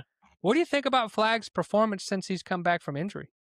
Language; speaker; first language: English; native; English